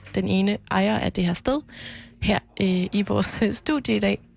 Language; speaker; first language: Danish; non-native, fluent; French